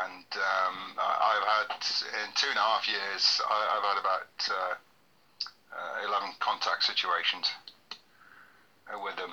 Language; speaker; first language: English; native; English